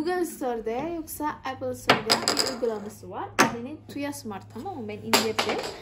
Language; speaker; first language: Turkish; non-native, learner; Indonesian